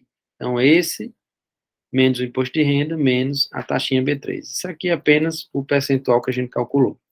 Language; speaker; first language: Portuguese; native; Portuguese